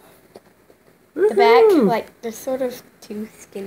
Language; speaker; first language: English; native; English